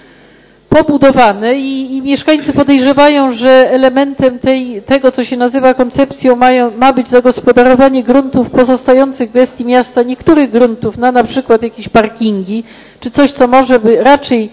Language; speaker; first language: Polish; native; Polish